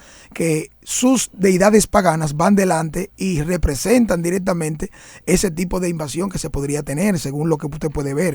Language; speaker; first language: Spanish; native; Spanish